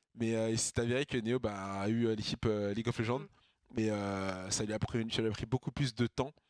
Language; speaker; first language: French; native; French